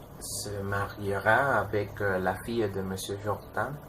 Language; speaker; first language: French; non-native, learner; Spanish